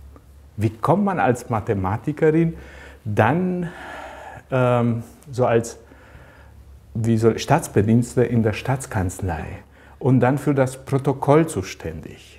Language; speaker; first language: German; native; German